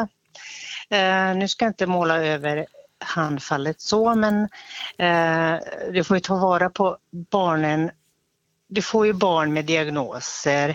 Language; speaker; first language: Swedish; native; Swedish